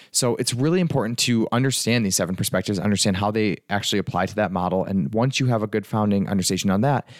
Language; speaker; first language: English; early bilingual, other home language; Italian